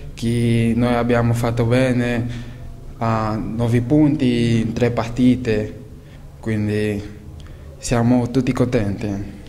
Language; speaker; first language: Italian; non-native, learner; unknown